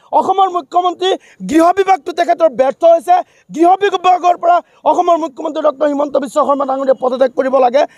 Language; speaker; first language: Assamese; non-native, local second language; Bangla